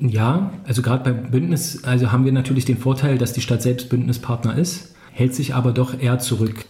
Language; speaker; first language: German; native; German